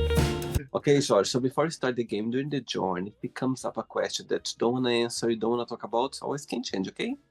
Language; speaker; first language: English; non-native, fluent; Portuguese